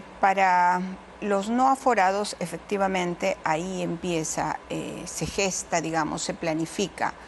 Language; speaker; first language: Spanish; native; Spanish